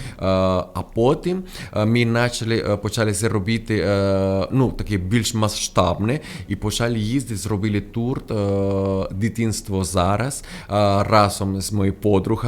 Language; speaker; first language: Ukrainian; non-native, fluent; Spanish